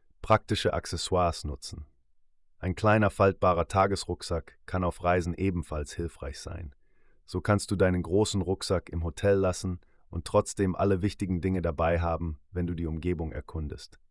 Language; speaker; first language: German; native; German